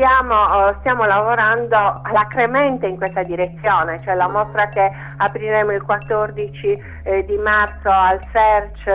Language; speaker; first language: Italian; native; Italian